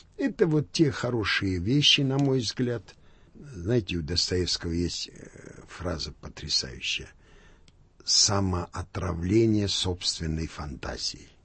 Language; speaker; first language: Russian; non-native, local second language; Armenian